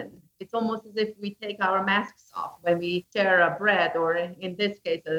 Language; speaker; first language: English; non-native, fluent; Slovenian